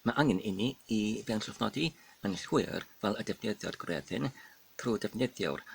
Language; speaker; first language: Welsh; non-native, learner; Polish